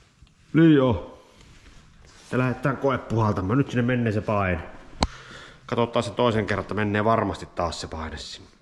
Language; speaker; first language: Finnish; native; Finnish